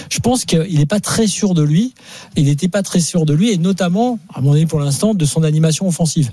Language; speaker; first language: French; native; French